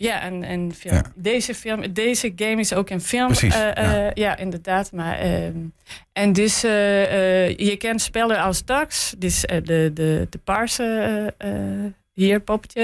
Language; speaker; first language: Dutch; non-native, learner; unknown